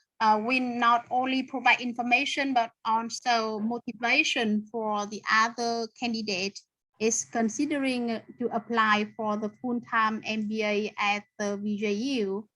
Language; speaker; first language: English; non-native, fluent; Vietnamese